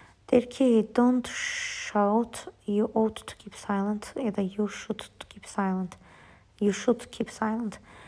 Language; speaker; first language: English; non-native, fluent; Azerbaijani